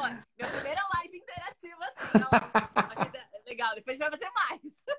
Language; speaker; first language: Portuguese; native; Portuguese